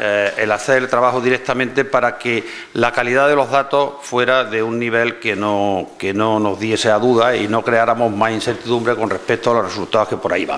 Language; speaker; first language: Spanish; native; Spanish